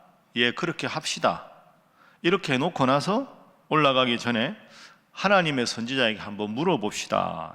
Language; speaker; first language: Korean; native; Korean